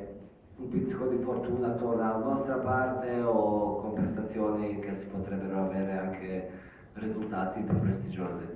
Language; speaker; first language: Italian; non-native, fluent; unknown